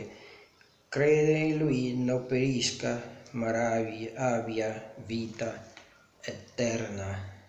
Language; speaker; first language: Italian; non-native, learner; Portuguese